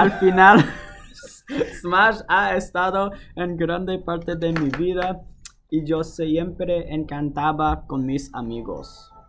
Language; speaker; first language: Spanish; non-native, learner; English